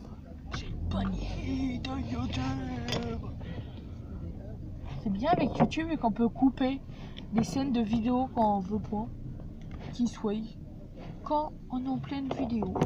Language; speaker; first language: French; native; French